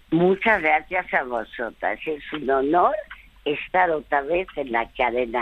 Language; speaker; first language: Spanish; early bilingual, other home language; French